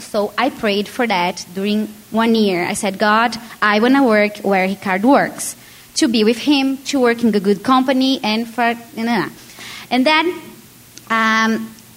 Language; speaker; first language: English; non-native, learner; Portuguese